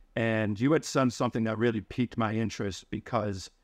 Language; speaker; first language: English; native; English